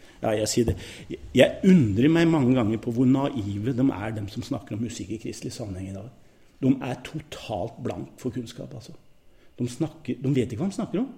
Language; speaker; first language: Norwegian; native; Norwegian